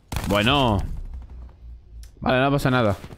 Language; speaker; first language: Spanish; native; Spanish